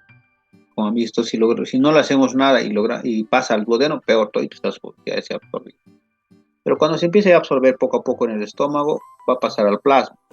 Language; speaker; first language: Spanish; native; Spanish